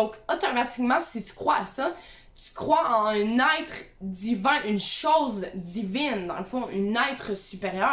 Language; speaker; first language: French; native; French